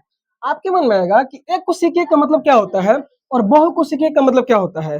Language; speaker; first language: Hindi; native; Hindi